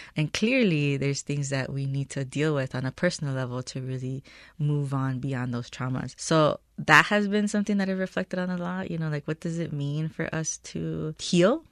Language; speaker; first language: English; early bilingual, other home language; Spanish